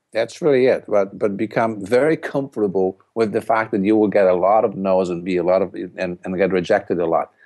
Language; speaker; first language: English; non-native, fluent; Polish